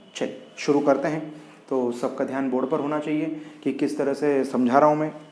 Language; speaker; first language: Hindi; native; Hindi